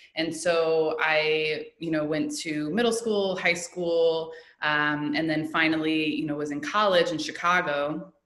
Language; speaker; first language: English; native; English